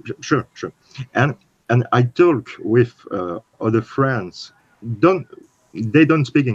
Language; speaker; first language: English; non-native, learner; French